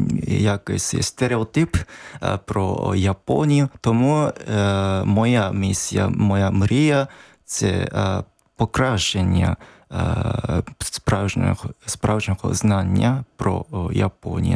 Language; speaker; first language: Ukrainian; non-native, learner; Japanese